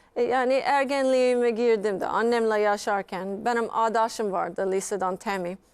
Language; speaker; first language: Turkish; non-native, fluent; English